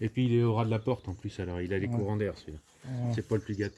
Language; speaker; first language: French; native; French